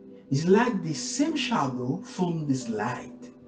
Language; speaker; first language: English; non-native, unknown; Haitian Creole